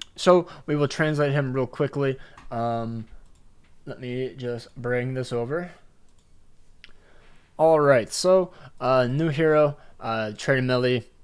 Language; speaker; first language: English; native; English